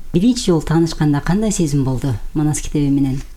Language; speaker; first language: Kyrgyz; native; Kyrgyz